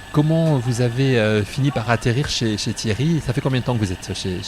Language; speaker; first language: French; native; French